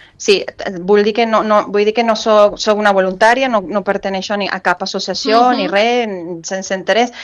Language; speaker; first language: Catalan; non-native, fluent; Spanish